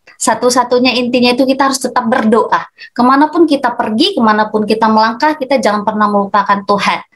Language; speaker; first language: Indonesian; native; Indonesian